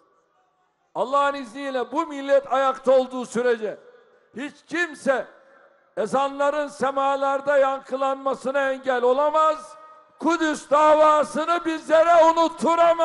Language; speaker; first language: Turkish; native; Turkish